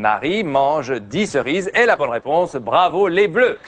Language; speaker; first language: French; native; French